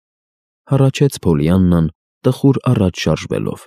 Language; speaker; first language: Armenian; native; Armenian